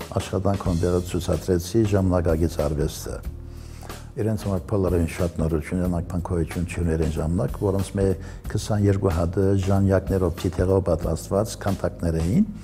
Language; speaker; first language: Armenian; early bilingual, heritage; Armenian